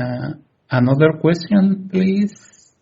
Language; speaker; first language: English; non-native, learner; Spanish